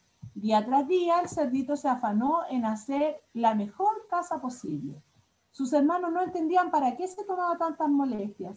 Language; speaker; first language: Spanish; native; Spanish